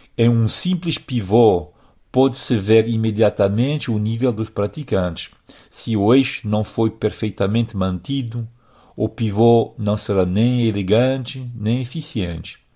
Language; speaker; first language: Portuguese; non-native, fluent; French